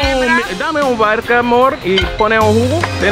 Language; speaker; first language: Spanish; non-native, learner; English